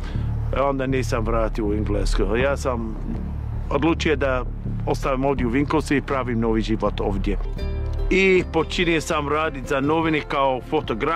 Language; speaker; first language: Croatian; non-native, fluent; English